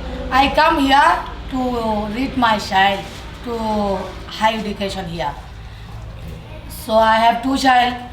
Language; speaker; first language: English; non-native, learner; Rohingya